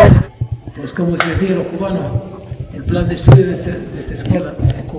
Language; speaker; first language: Spanish; non-native, local second language; Arabic